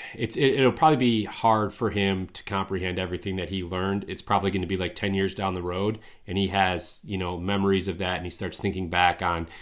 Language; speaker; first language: English; native; English